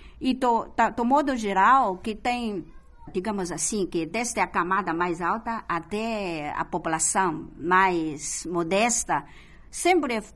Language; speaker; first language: Portuguese; non-native, fluent; Chinese